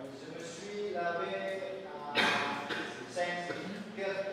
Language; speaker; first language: French; non-native, learner; Indonesian